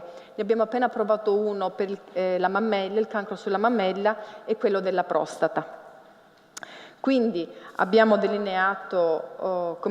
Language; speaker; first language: Italian; native; Italian